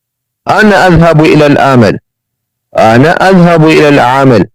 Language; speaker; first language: Arabic; non-native, fluent; Amharic